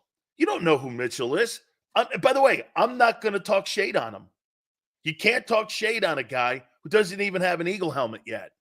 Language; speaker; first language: English; native; English